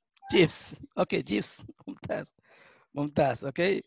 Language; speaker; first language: English; non-native, fluent; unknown